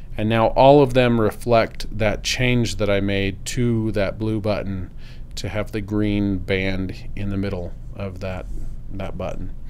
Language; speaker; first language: English; native; English